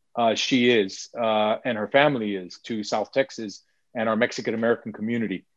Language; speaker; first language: English; native; English